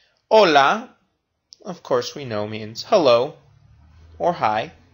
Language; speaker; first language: English; native; English